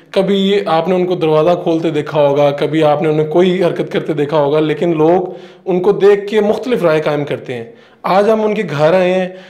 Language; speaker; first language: Urdu; non-native, local second language; Punjabi